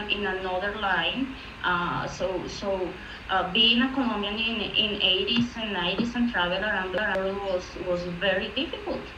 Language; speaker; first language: English; non-native, fluent; Spanish